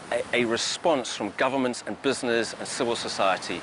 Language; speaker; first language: English; native; English